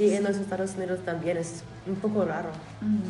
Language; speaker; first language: Spanish; non-native, learner; English